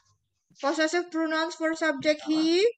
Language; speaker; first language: English; non-native, fluent; Indonesian